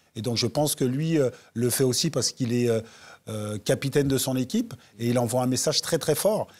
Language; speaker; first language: French; native; French